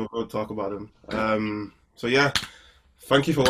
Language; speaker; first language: English; native; English